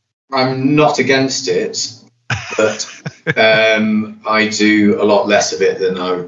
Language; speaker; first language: English; native; English